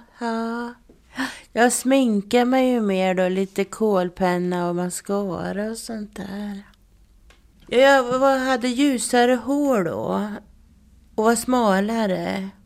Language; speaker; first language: Swedish; native; Swedish